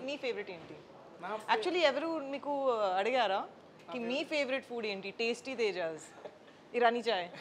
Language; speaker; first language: Telugu; non-native, local second language; Bangla